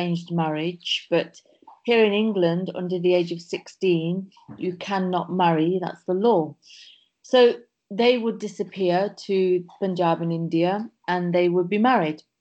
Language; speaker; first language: English; native; English